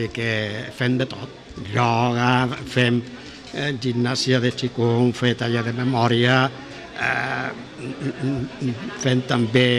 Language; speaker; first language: Catalan; non-native, local second language; Spanish